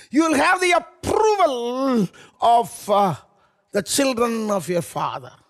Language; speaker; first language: English; non-native, local second language; Tamil